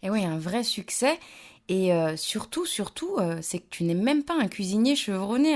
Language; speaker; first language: French; native; French